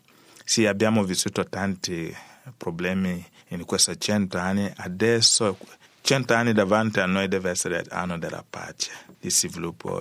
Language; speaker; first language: Italian; non-native, learner; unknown